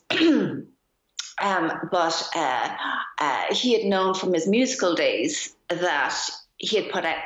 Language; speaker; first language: English; native; English